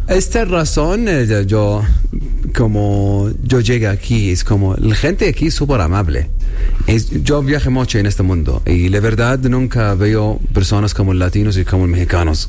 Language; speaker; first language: Spanish; non-native, learner; Arabic